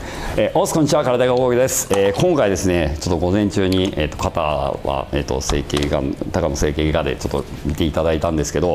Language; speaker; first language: Japanese; native; Japanese